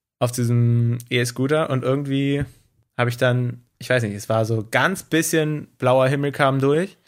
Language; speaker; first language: German; native; German